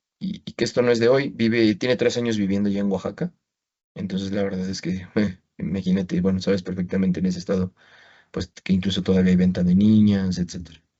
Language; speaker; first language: Spanish; native; Spanish